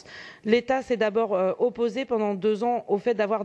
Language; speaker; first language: French; native; French